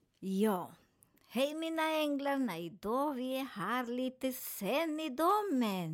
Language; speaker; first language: Swedish; non-native, learner; Spanish